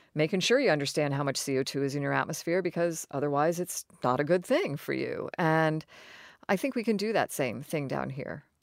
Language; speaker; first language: English; native; English